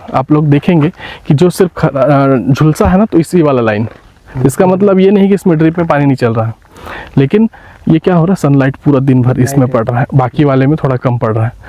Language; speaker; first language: Hindi; native; Hindi